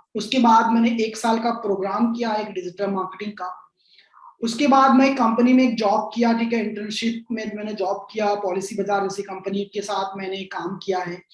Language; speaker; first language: Hindi; non-native, local second language; Bangla